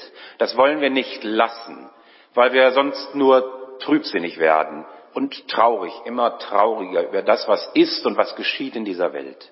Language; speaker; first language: German; native; German